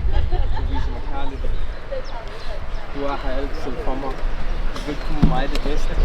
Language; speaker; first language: Danish; early bilingual, other home language; Tamil